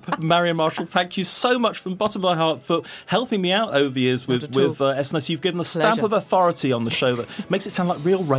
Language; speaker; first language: English; native; English